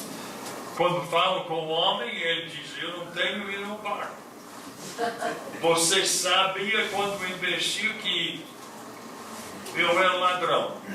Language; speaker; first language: Portuguese; non-native, fluent; English